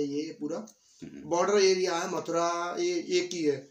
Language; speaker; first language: Hindi; native; Hindi